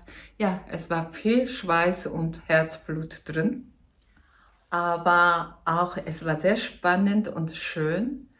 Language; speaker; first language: German; non-native, fluent; Korean